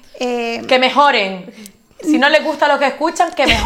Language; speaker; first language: Spanish; native; Spanish